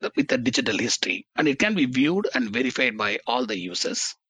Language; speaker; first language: English; non-native, local second language; Tamil